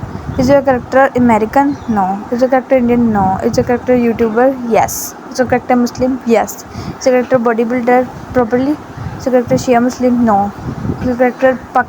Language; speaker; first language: English; non-native, learner; Urdu